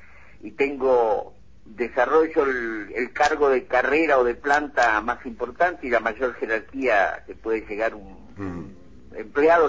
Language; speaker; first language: Spanish; native; Spanish